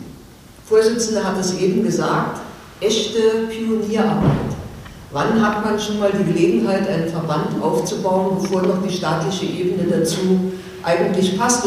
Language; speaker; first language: German; native; German